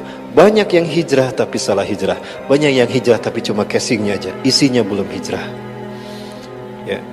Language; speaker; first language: Indonesian; non-native, local second language; Sundanese